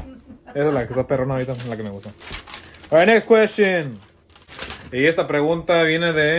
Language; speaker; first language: Spanish; early bilingual, heritage; Spanish